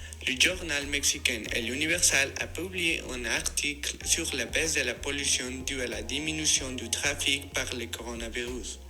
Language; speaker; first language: French; non-native, learner; Spanish